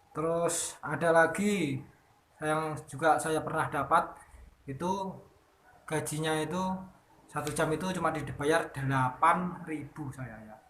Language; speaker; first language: Indonesian; native; Indonesian